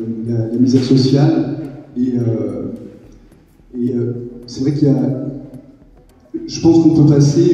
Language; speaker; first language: French; native; French